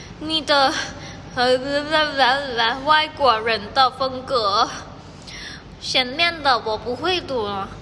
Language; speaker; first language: Chinese; non-native, learner; Thai